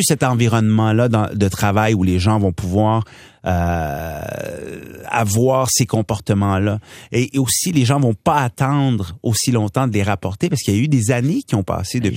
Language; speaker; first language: French; non-native, local second language; Punjabi